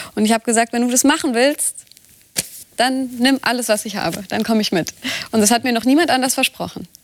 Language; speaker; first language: German; native; German